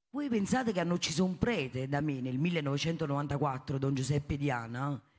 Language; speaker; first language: Italian; native; Italian